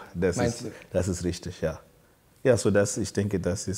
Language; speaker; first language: German; non-native, learner; Shona